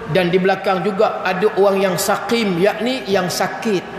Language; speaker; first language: Malay; native; Malay